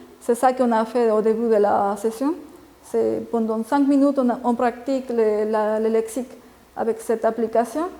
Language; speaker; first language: French; non-native, fluent; Spanish